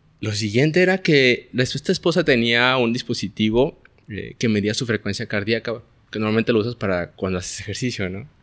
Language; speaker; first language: Spanish; native; Spanish